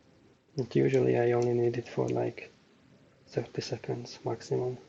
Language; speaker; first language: English; non-native, fluent; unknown